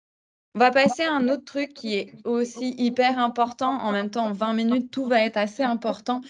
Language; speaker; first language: French; native; French